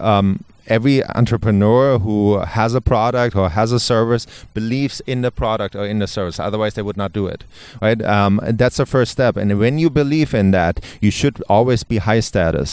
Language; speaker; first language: English; non-native, fluent; German